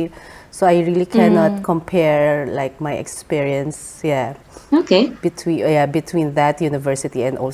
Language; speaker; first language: English; non-native, local second language; Filipino